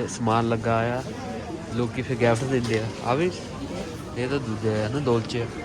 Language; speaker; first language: Punjabi; native; Punjabi